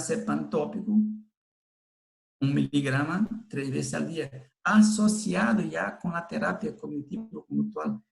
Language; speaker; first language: Spanish; non-native, fluent; Portuguese